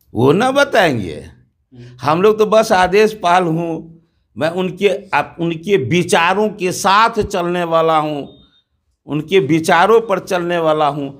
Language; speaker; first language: Hindi; native; Hindi